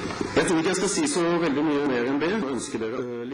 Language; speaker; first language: Norwegian; native; Norwegian